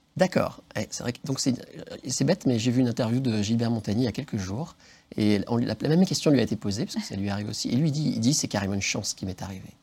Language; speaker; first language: French; native; French